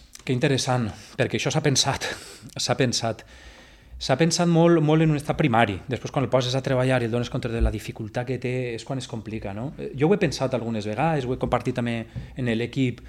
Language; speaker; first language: Catalan; native; Catalan